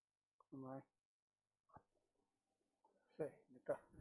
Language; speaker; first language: Italian; non-native, learner; Chinese